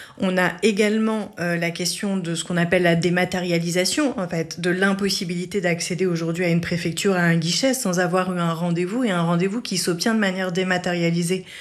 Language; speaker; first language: French; native; French